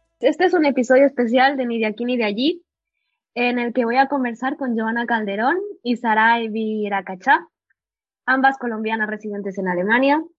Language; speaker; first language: Spanish; native; Spanish